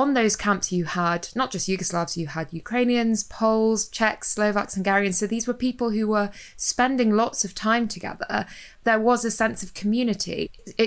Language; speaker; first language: English; native; English